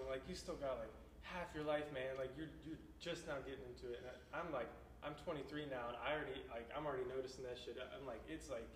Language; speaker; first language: English; native; English